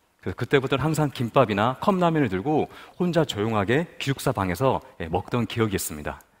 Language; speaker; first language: Korean; native; Korean